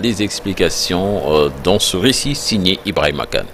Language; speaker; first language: French; non-native, local second language; Wolof